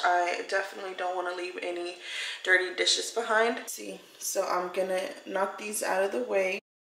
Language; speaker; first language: English; early bilingual, other home language; Spanish